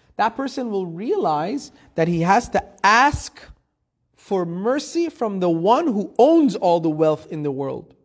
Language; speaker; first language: English; early bilingual, heritage; Persian